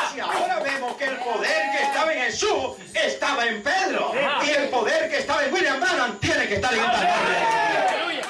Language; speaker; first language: Spanish; native; Spanish